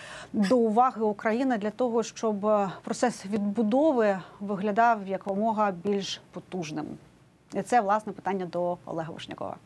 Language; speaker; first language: Ukrainian; native; Ukrainian